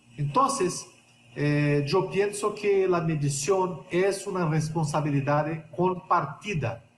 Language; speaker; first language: Spanish; non-native, fluent; Portuguese